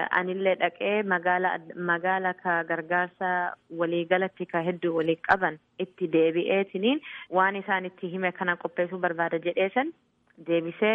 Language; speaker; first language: Oromo; early bilingual, heritage; Oromo